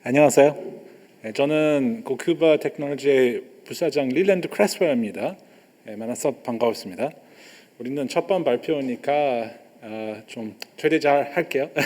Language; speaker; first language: Korean; non-native, learner; English